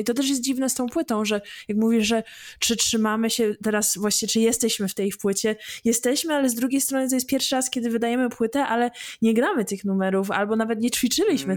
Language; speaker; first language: Polish; early bilingual, heritage; English